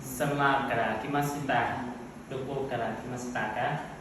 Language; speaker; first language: Japanese; non-native, learner; Vietnamese